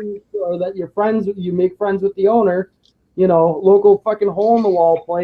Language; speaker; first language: English; native; English